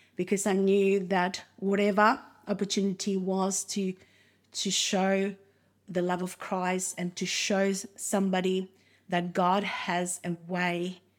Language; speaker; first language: English; non-native, fluent; Spanish